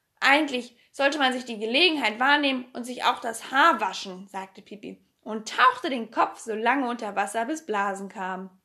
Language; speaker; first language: German; native; German